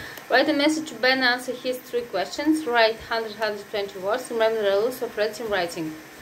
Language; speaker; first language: English; non-native, learner; Russian